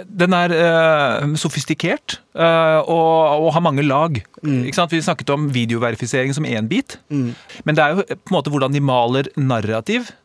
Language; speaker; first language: Norwegian; native; Norwegian